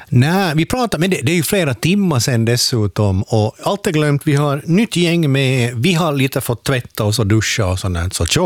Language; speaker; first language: Swedish; native; Swedish